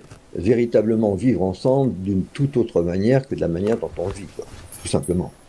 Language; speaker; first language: French; native; French